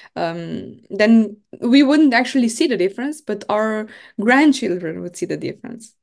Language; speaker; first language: English; non-native, fluent; Slovenian